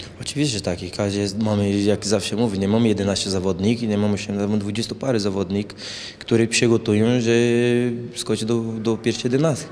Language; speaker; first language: Polish; non-native, fluent; Portuguese